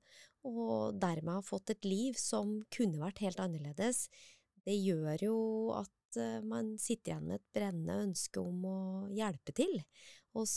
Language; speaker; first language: Norwegian; native; Norwegian